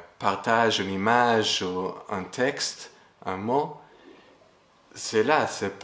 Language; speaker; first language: French; non-native, fluent; English